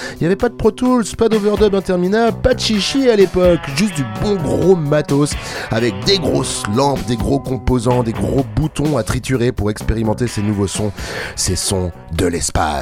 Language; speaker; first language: French; native; French